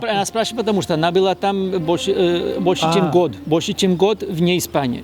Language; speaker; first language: Russian; non-native, fluent; Spanish